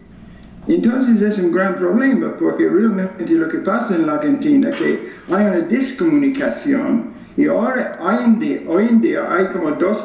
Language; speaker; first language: Spanish; non-native, fluent; English